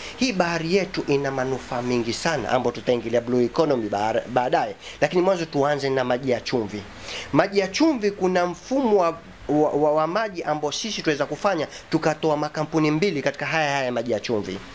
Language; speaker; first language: Swahili; native; Swahili